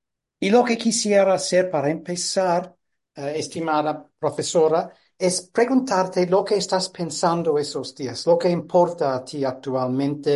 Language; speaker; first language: Spanish; non-native, fluent; English